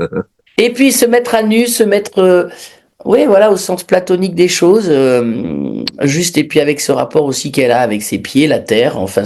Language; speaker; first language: French; native; French